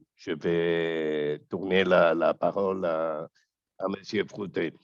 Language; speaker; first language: French; non-native, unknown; Spanish